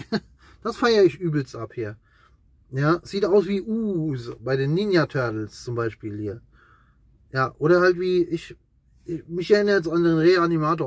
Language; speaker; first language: German; native; German